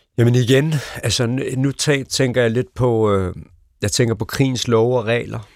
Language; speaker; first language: Danish; early bilingual, other home language; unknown